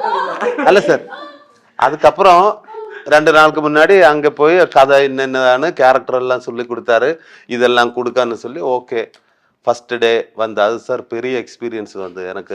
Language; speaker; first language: Tamil; non-native, learner; Malayalam